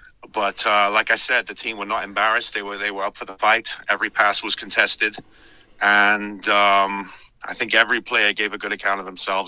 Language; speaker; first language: English; native; English